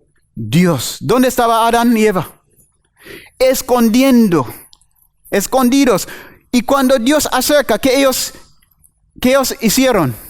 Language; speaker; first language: Spanish; non-native, learner; English